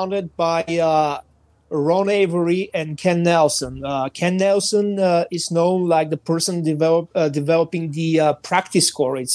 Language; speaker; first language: English; non-native, fluent; Bulgarian